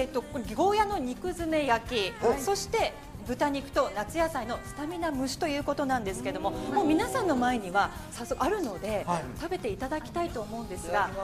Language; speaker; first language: Japanese; native; Japanese